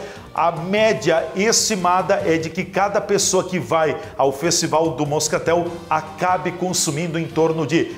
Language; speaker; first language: Portuguese; native; Portuguese